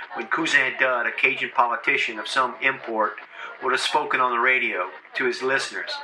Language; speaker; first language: English; early bilingual, other home language; French